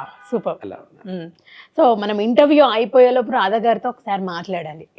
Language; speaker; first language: Telugu; native; Telugu